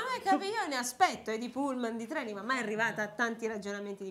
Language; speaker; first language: Italian; native; Italian